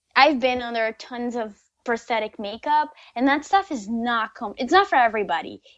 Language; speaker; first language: English; non-native, fluent; Portuguese